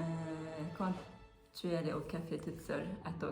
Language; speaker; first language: French; non-native, fluent; Japanese